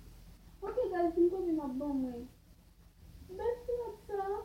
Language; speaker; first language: French; non-native, learner; Haitian Creole